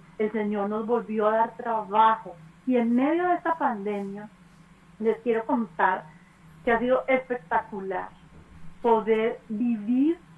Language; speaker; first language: Spanish; native; Spanish